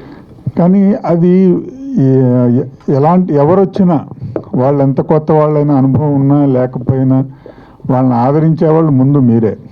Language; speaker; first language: Telugu; native; Telugu